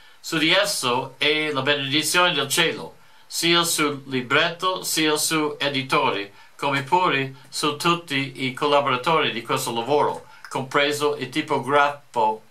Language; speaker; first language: Italian; non-native, fluent; English